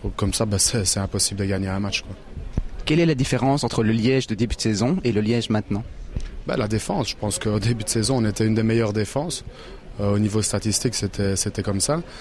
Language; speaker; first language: French; native; French